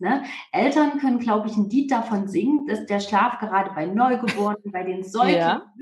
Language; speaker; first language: German; native; German